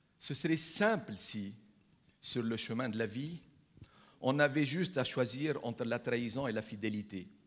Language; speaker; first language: French; non-native, local second language; Arabic